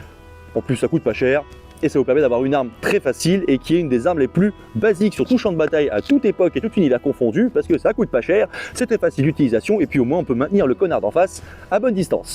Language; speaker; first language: French; native; French